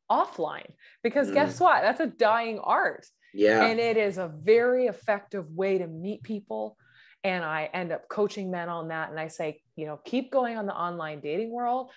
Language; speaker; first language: English; native; English